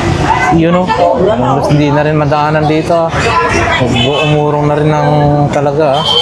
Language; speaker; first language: Filipino; native; Filipino